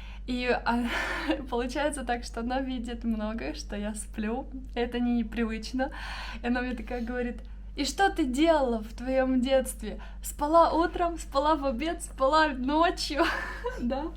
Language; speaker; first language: Russian; native; Russian